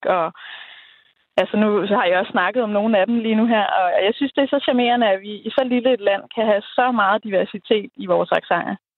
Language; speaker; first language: Danish; native; Danish